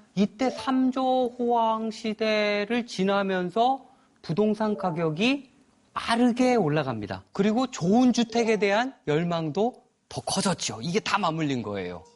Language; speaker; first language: Korean; native; Korean